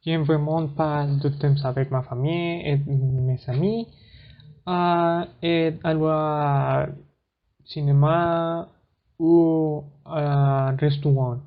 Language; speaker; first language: French; non-native, learner; Spanish